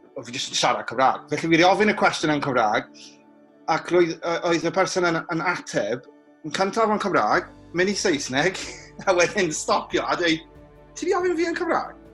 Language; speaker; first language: Welsh; non-native, local second language; English